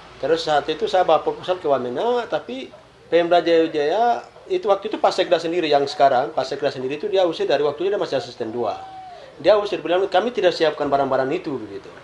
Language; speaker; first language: Indonesian; non-native, local second language; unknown